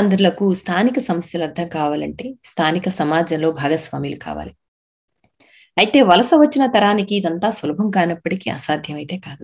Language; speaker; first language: Telugu; native; Telugu